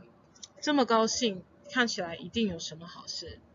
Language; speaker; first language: Chinese; non-native, fluent; English